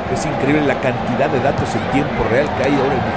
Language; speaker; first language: Spanish; native; Spanish